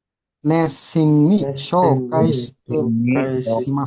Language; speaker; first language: Japanese; non-native, learner; Indonesian